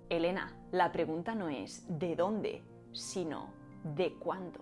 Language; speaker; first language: Spanish; native; Spanish